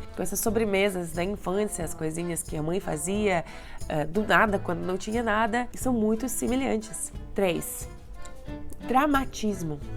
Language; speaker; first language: Portuguese; non-native, fluent; Russian